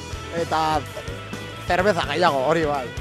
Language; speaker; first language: Basque; non-native, learner; Spanish